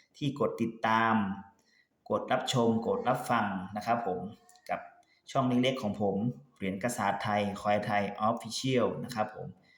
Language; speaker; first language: Thai; native; Thai